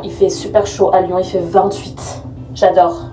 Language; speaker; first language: French; native; French